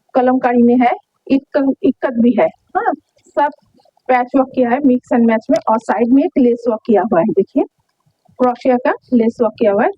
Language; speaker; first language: Hindi; non-native, local second language; Bangla